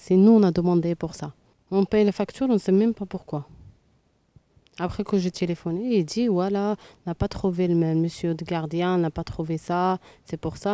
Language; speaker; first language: French; non-native, learner; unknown